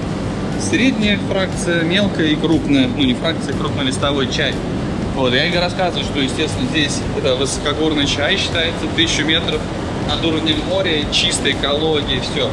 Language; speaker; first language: Russian; native; Russian